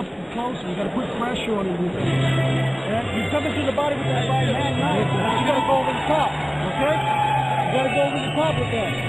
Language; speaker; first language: English; native; English